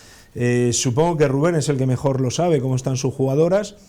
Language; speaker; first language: Spanish; native; Spanish